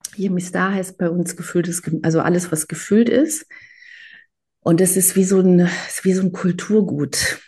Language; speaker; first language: German; native; German